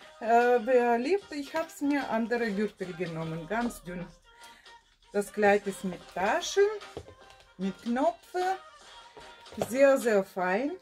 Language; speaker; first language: German; non-native, fluent; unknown